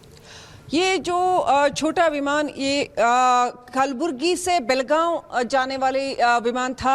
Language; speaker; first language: Hindi; non-native, local second language; Kannada